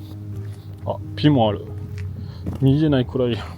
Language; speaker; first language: Japanese; non-native, fluent; French